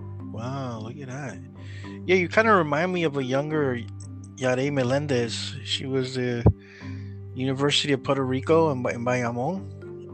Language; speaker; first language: English; early bilingual, other home language; Spanish